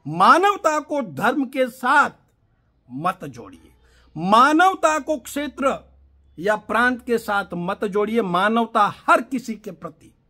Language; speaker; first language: Hindi; non-native, local second language; Gujarati